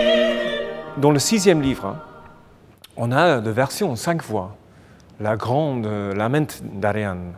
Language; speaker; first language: French; non-native, fluent; English